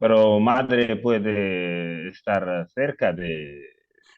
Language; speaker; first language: Spanish; non-native, learner; Russian